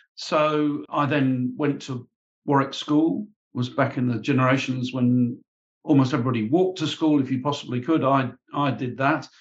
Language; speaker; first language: English; native; English